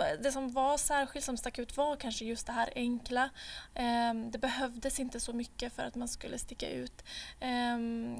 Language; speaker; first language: Swedish; native; Swedish